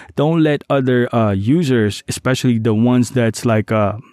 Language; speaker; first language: English; non-native, local second language; Cebuano